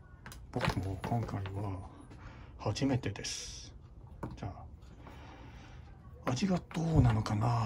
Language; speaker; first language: Japanese; non-native, fluent; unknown